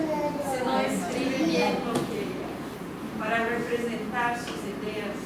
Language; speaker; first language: Spanish; non-native, fluent; Portuguese